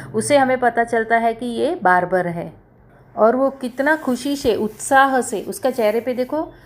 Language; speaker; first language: Hindi; non-native, local second language; Marathi